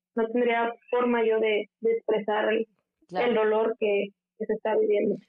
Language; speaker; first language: Spanish; native; Spanish